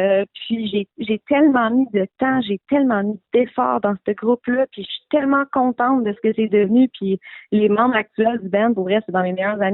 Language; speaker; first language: French; native; French